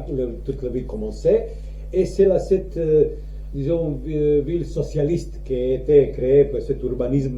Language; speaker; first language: French; non-native, learner; Croatian